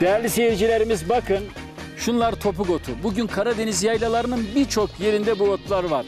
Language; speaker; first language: Turkish; native; Turkish